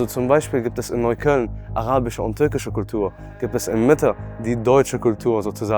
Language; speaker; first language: German; non-native, learner; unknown